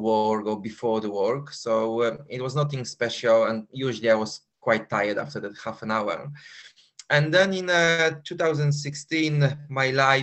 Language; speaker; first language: English; non-native, fluent; Polish